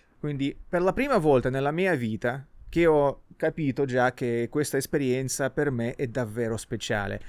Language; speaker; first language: Italian; non-native, fluent; Russian